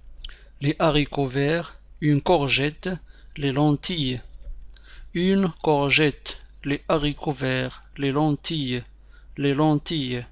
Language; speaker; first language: French; non-native, fluent; Arabic